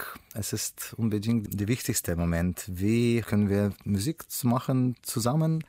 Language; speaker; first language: German; non-native, learner; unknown